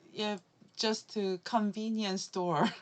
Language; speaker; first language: English; non-native, learner; Korean